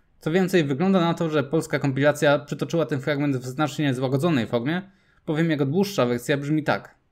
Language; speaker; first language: Polish; native; Polish